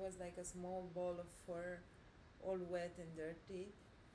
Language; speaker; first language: English; non-native, fluent; Romanian